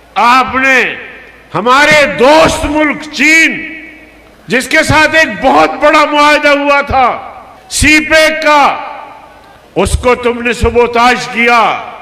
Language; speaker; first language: Urdu; non-native, local second language; Brahui